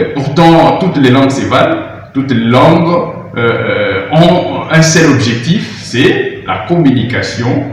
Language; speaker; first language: French; non-native, local second language; Swahili